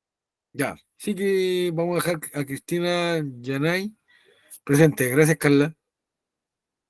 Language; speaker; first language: Spanish; native; Spanish